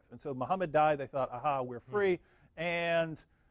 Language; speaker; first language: English; native; English